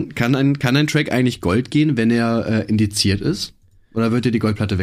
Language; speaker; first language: German; native; German